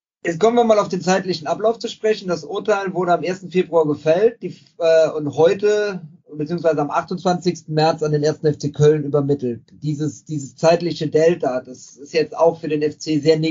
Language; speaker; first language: German; native; German